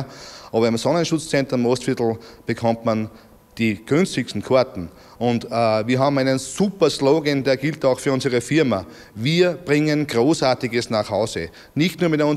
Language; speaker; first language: German; native; German